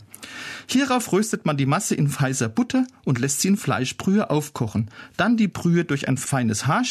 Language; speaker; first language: German; native; German